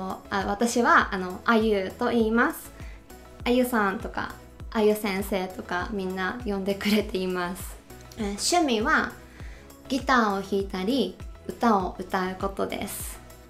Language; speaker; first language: Japanese; native; Japanese